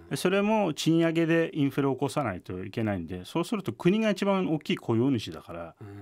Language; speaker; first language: Japanese; non-native, fluent; Turkish